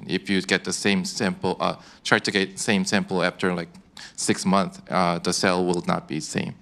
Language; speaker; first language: English; non-native, fluent; Korean